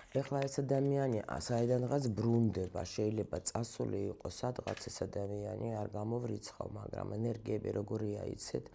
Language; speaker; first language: Georgian; non-native, local second language; Russian